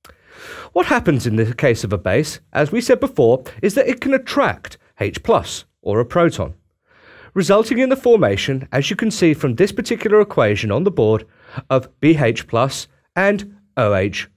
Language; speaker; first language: English; native; English